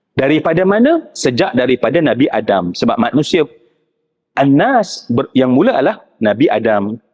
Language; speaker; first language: Malay; native; Malay